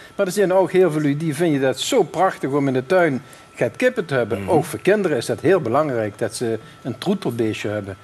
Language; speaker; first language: Dutch; native; Dutch